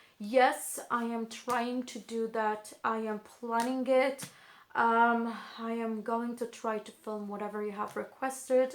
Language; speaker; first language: English; non-native, fluent; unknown